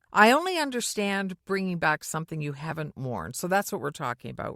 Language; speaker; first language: English; native; English